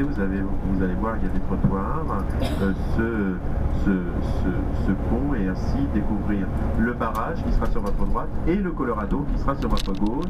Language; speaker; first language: French; native; French